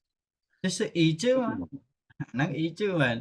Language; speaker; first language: Chinese; non-native, fluent; Khmer